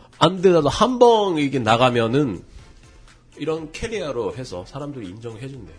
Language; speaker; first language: Korean; non-native, fluent; Japanese